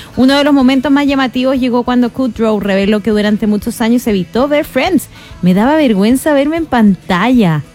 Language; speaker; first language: Spanish; native; Spanish